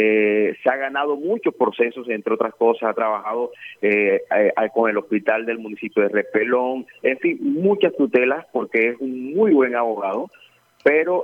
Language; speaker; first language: Spanish; native; Spanish